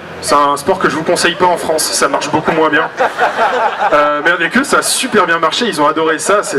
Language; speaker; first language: French; native; French